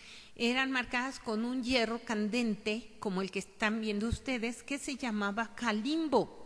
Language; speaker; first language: Spanish; native; Spanish